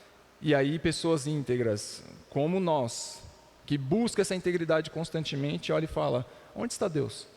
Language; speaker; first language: Portuguese; native; Portuguese